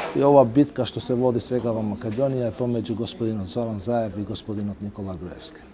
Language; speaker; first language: Macedonian; non-native, local second language; Albanian